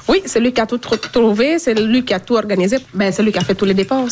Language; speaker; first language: French; non-native, local second language; Fula